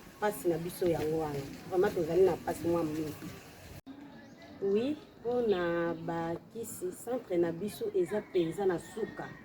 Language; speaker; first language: Lingala; native; Lingala